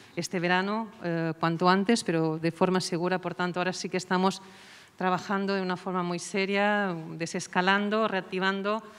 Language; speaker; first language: Spanish; non-native, local second language; Catalan